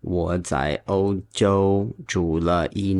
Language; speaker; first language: Chinese; non-native, learner; English